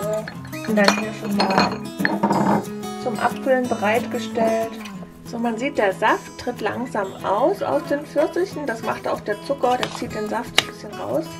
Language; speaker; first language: German; native; German